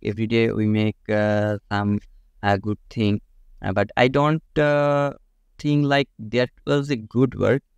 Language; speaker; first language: English; non-native, local second language; Bangla